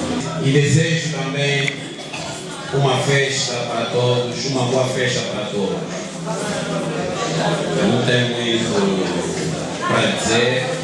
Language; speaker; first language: Portuguese; non-native, fluent; French